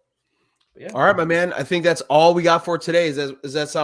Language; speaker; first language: English; native; English